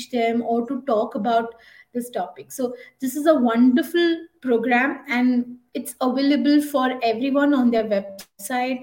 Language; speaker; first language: English; non-native, local second language; Hindi